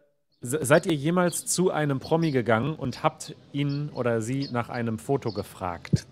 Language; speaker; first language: German; native; German